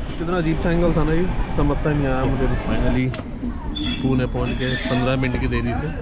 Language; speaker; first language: Hindi; native; Hindi